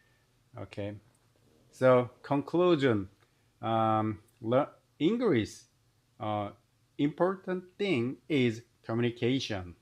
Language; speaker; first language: English; non-native, learner; Korean